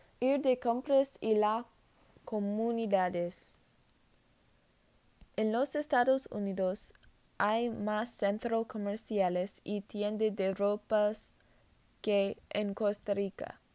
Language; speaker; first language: Spanish; non-native, learner; English